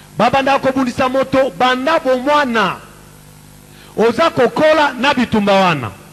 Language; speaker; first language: Lingala; native; Lingala